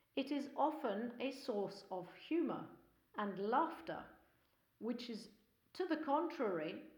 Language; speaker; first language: English; native; English